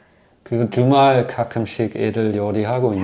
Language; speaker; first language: Korean; non-native, fluent; German